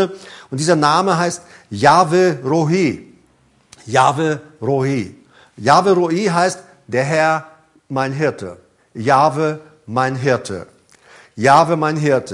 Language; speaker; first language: German; native; German